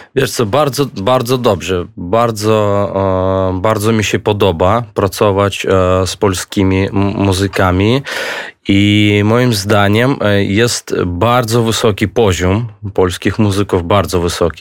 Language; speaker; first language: Polish; non-native, fluent; Russian